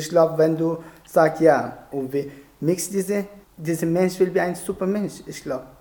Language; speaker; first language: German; non-native, learner; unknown